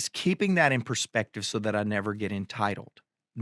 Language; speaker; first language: English; native; English